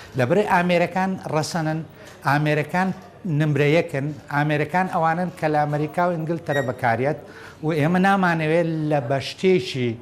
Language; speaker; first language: Central Kurdish; native; Central Kurdish